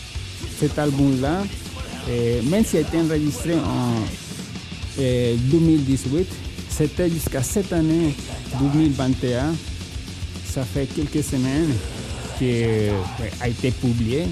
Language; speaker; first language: French; non-native, fluent; Spanish